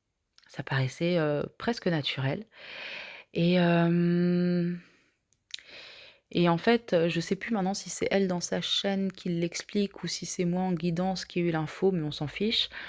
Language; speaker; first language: French; native; French